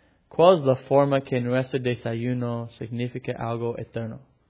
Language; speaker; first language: Spanish; non-native, fluent; English